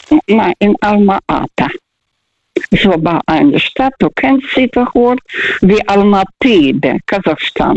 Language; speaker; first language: German; early bilingual, other home language; Russian